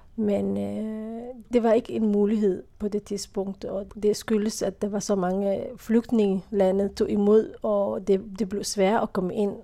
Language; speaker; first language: Danish; non-native, fluent; Somali